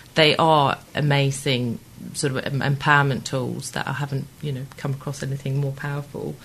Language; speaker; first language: English; non-native, fluent; Swedish